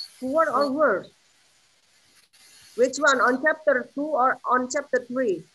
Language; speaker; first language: English; non-native, fluent; Indonesian